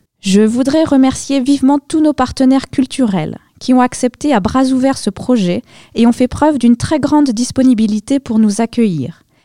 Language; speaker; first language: French; native; French